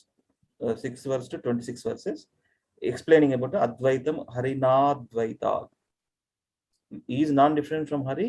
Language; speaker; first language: English; non-native, local second language; Telugu